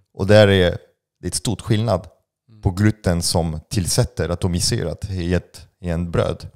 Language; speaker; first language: Swedish; non-native, fluent; French